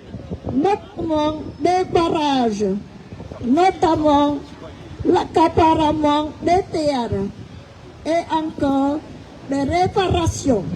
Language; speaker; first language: French; non-native, fluent; Khmer